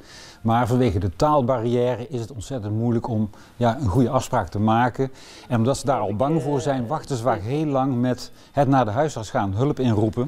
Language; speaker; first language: Dutch; native; Dutch